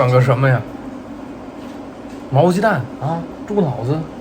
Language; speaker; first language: Chinese; native; Chinese